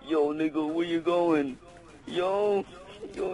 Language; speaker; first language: English; native; English